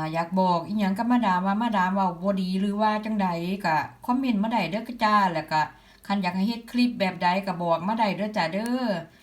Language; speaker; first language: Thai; non-native, local second language; Northeastern Thai